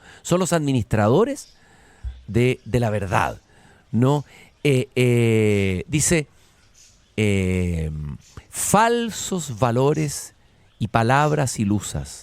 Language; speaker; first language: Spanish; native; Spanish